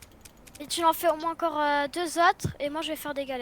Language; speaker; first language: French; native; French